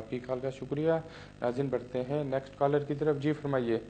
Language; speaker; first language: Urdu; native; Urdu